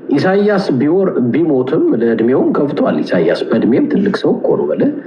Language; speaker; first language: Amharic; native; Amharic